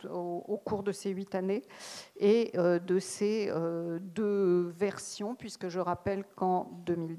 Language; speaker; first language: French; native; French